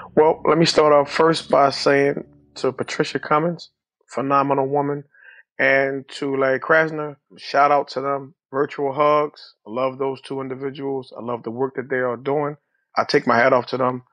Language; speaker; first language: English; native; English